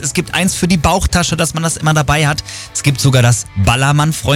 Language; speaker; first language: German; native; German